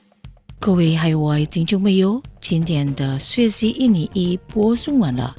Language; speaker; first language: Chinese; non-native, learner; Indonesian